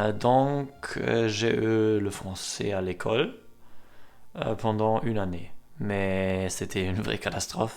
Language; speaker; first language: French; non-native, learner; German